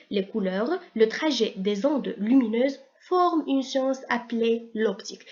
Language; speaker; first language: French; non-native, local second language; Arabic